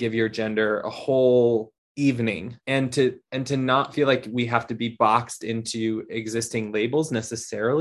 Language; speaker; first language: English; native; English